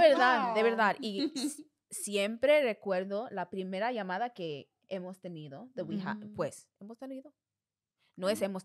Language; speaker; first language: Spanish; non-native, learner; English